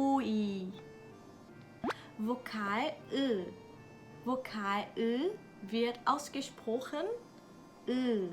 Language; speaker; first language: German; non-native, learner; Korean